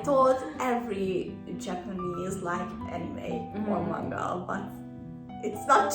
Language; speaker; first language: English; non-native, fluent; Hungarian